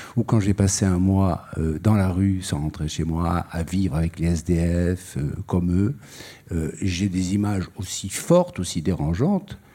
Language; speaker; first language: French; native; French